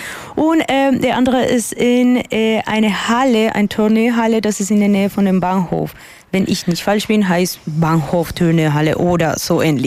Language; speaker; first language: German; non-native, fluent; Spanish